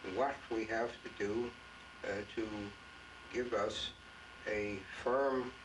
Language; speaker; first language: English; native; English